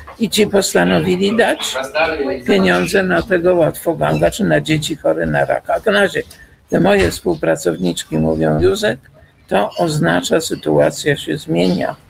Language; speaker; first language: Polish; native; Polish